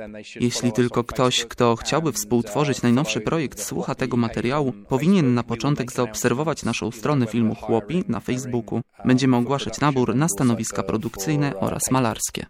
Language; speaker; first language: Polish; native; Polish